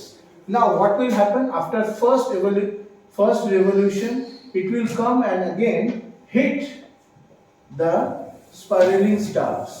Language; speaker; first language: English; non-native, local second language; Bangla